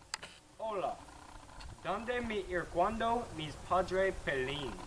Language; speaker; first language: Spanish; non-native, learner; English